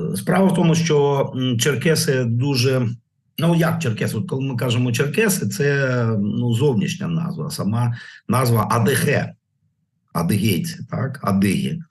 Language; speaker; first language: Ukrainian; native; Ukrainian